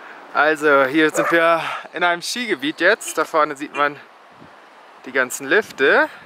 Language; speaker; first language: German; native; German